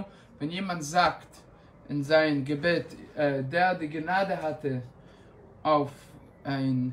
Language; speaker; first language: German; non-native, fluent; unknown